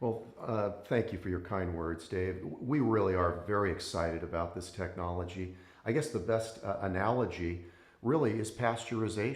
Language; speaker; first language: English; native; English